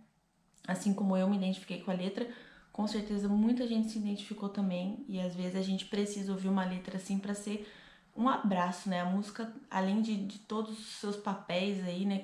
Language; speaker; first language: Portuguese; native; Portuguese